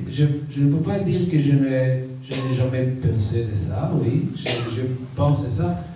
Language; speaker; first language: French; non-native, learner; Hebrew